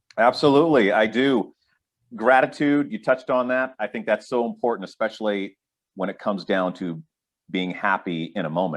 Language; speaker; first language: English; native; English